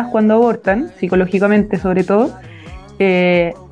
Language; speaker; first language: Spanish; native; Spanish